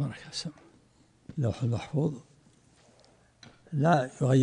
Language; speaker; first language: Arabic; native; Arabic